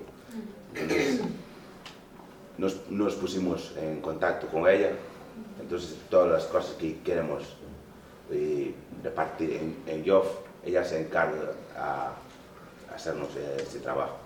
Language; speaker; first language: Spanish; non-native, fluent; Wolof